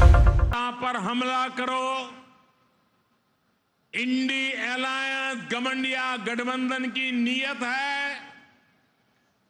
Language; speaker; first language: Hindi; native; Hindi